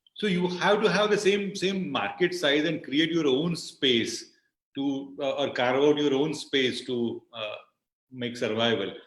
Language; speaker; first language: English; non-native, local second language; Marathi